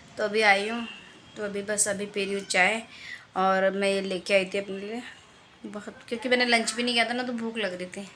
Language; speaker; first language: Hindi; native; Hindi